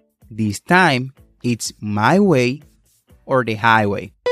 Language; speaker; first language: English; non-native, fluent; Spanish